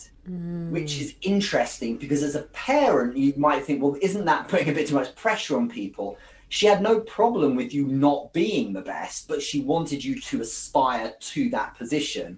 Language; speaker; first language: English; native; English